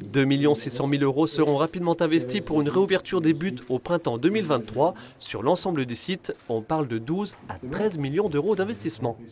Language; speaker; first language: French; native; French